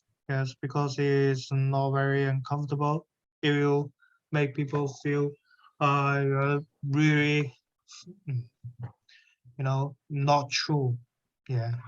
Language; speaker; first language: English; non-native, learner; Chinese